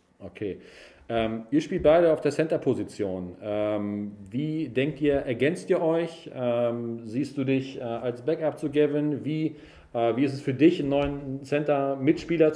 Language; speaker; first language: German; native; German